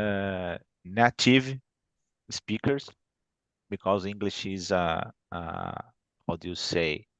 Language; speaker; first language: English; non-native, fluent; Portuguese